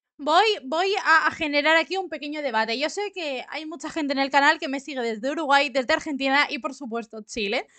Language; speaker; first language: Spanish; native; Spanish